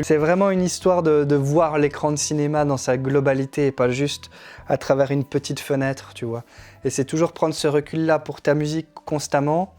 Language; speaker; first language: French; native; French